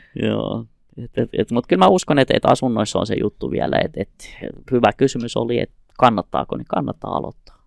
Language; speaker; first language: Finnish; early bilingual, other home language; Kurdish